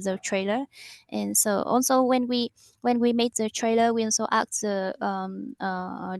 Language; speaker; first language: English; non-native, learner; Vietnamese